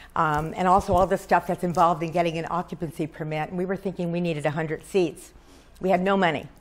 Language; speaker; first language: English; native; English